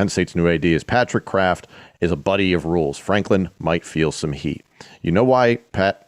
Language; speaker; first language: English; native; English